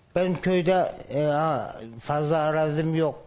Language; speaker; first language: Turkish; native; Turkish